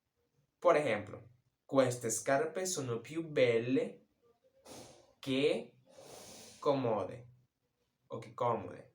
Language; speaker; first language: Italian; non-native, learner; Spanish